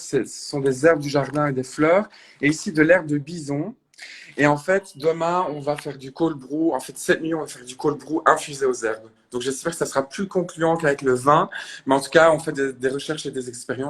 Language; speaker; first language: French; native; French